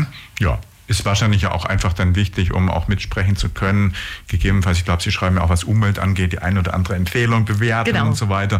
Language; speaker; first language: German; native; German